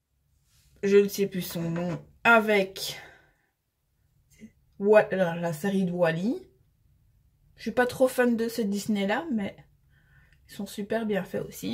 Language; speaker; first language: French; native; French